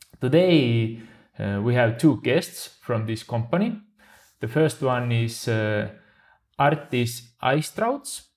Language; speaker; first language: English; non-native, fluent; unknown